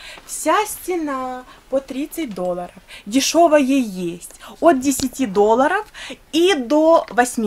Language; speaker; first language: Russian; native; Russian